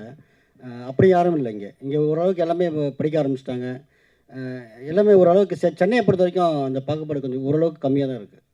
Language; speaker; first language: Tamil; native; Tamil